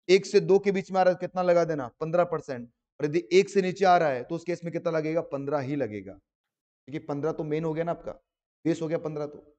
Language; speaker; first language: Hindi; native; Hindi